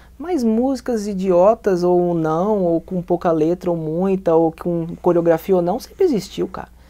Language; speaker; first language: Portuguese; native; Portuguese